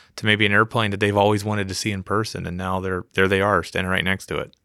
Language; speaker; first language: English; native; English